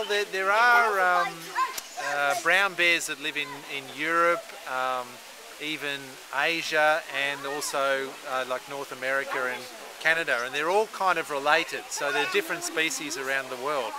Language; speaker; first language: English; native; English